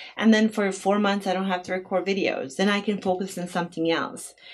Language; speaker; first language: English; non-native, fluent; Bosnian